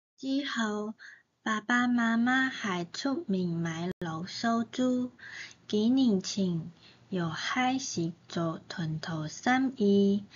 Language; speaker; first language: Cantonese; non-native, learner; Chinese